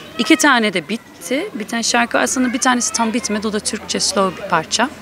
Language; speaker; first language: Turkish; early bilingual, heritage; Turkish